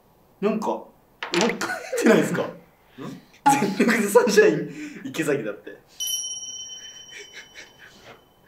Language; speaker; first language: Japanese; native; Japanese